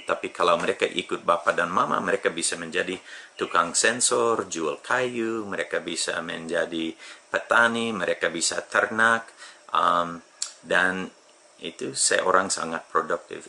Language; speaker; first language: Indonesian; non-native, fluent; English